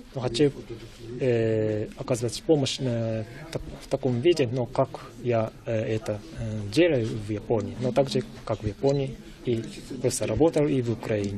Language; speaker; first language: Russian; non-native, learner; Japanese